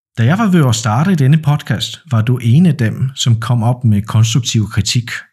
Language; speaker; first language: Danish; non-native, fluent; Polish